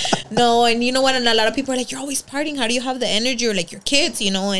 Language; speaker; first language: English; early bilingual, other home language; Spanish